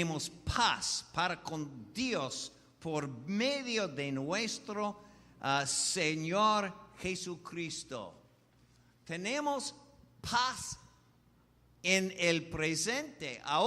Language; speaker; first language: Spanish; non-native, fluent; English